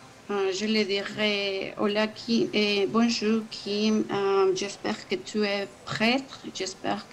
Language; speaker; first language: French; non-native, learner; Spanish